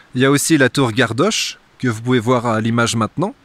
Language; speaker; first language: French; native; French